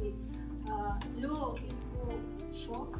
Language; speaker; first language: French; non-native, learner; Kazakh